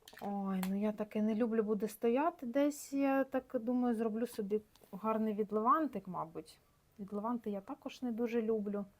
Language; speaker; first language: Ukrainian; native; Ukrainian